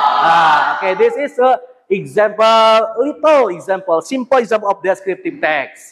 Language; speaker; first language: English; non-native, learner; Indonesian